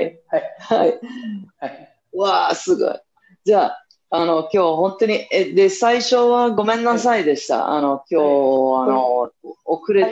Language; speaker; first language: Japanese; non-native, fluent; English